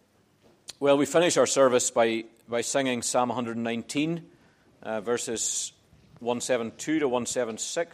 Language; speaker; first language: English; native; English